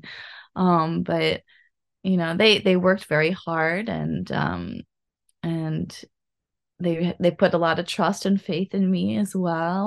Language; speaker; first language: English; native; English